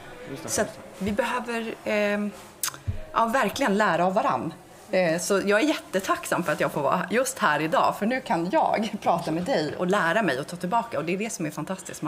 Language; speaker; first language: Swedish; native; Swedish